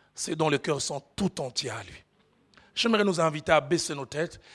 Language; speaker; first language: French; non-native, local second language; Lingala